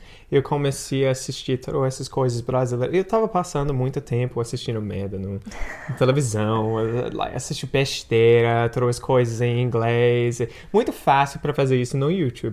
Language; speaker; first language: Portuguese; non-native, fluent; English